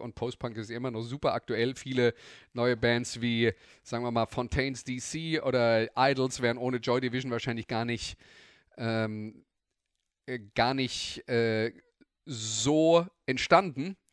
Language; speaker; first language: German; native; German